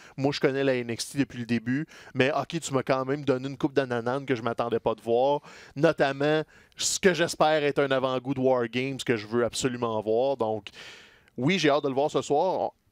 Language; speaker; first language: French; native; French